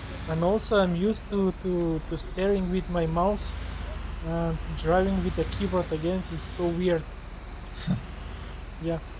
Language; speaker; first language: English; non-native, fluent; Macedonian